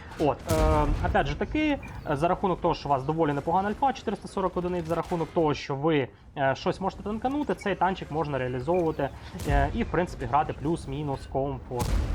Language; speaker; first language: Ukrainian; non-native, local second language; Russian